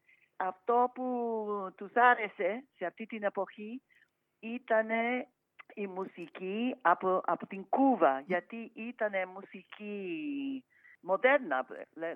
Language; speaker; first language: Greek; non-native, fluent; English